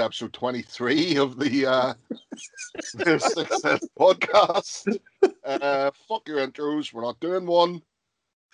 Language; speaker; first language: English; native; English